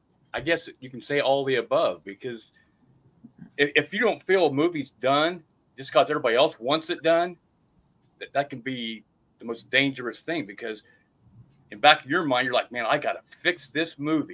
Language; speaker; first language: English; native; English